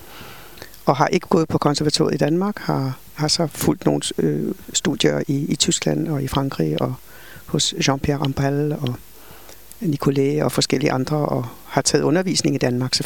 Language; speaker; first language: Danish; native; Danish